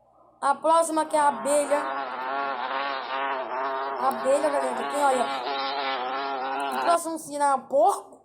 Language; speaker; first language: Portuguese; native; Portuguese